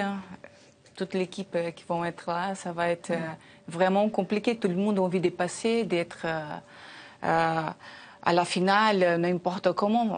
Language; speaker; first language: French; non-native, learner; Portuguese